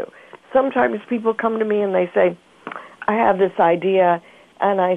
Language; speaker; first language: English; native; English